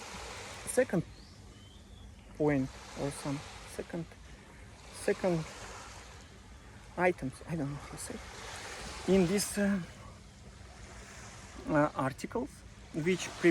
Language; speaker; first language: English; non-native, learner; Russian